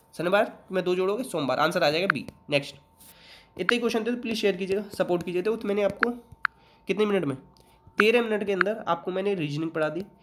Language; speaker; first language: Hindi; native; Hindi